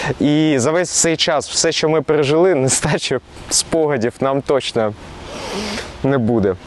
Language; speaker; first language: Ukrainian; non-native, local second language; Russian